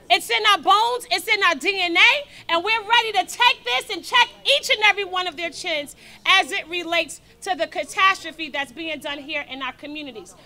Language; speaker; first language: English; native; English